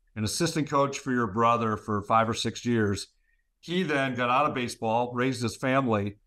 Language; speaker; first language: English; native; English